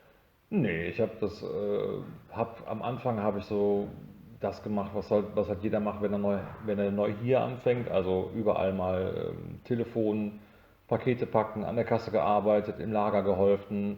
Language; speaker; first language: German; native; German